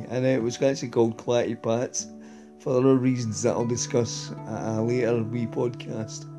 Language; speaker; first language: English; native; English